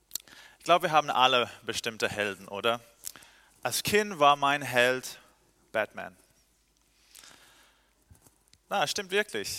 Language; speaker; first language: German; non-native, fluent; English